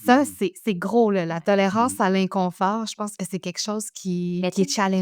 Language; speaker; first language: French; native; French